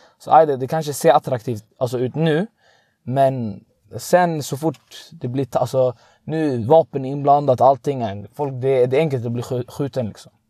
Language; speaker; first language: Swedish; early bilingual, other home language; Arabic